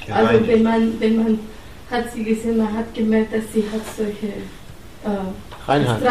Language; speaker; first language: German; non-native, learner; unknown